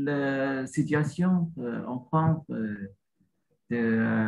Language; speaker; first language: French; non-native, learner; Vietnamese